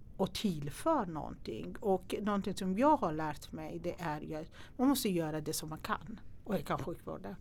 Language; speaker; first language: Swedish; non-native, fluent; Persian